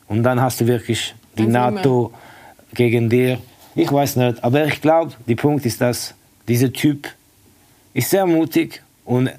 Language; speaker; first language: German; non-native, fluent; Estonian